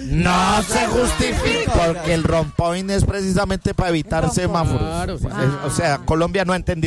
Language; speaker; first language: Spanish; native; Spanish